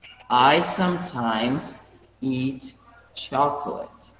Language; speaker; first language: English; non-native, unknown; Portuguese